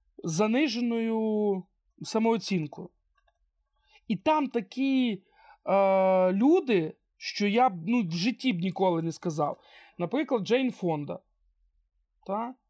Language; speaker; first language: Ukrainian; non-native, local second language; Russian